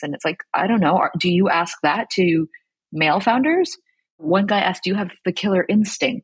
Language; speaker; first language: English; early bilingual, other home language; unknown